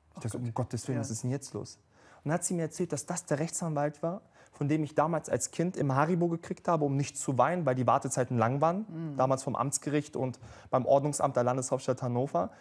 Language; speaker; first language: German; early bilingual, other home language; Bosnian